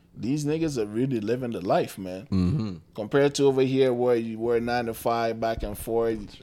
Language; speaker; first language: English; non-native, local second language; Akan